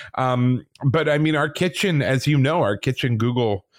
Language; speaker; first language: English; native; English